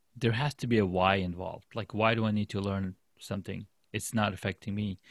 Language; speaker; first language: English; non-native, fluent; Urdu